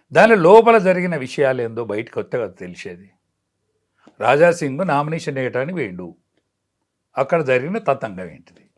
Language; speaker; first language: Telugu; native; Telugu